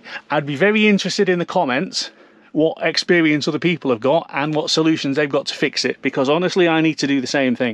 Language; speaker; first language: English; native; English